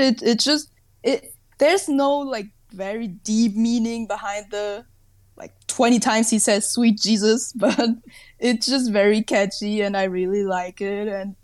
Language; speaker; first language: English; non-native, fluent; German